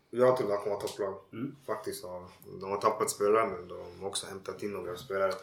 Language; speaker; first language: Swedish; early bilingual, other home language; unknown